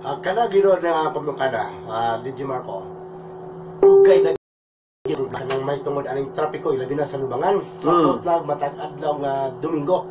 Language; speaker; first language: Cebuano; native; Cebuano